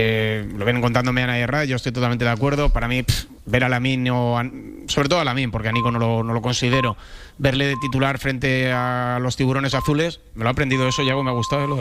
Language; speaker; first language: Spanish; native; Spanish